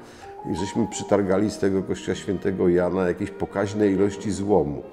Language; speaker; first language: Polish; native; Polish